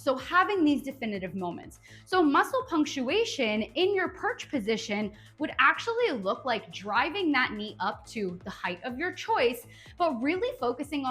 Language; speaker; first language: English; native; English